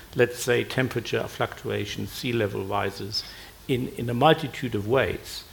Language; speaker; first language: English; non-native, fluent; German